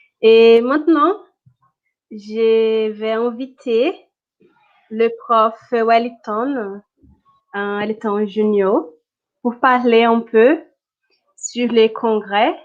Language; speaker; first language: French; non-native, fluent; Portuguese